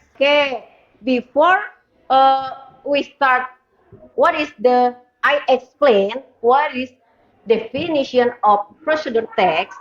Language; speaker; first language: English; non-native, learner; Indonesian